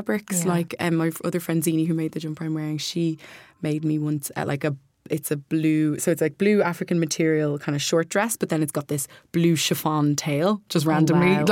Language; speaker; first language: English; native; English